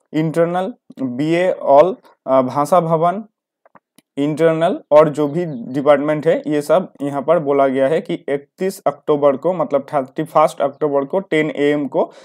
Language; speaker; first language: Hindi; non-native, local second language; Bangla